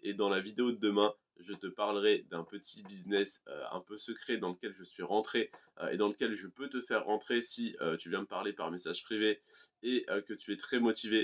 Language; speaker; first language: French; native; French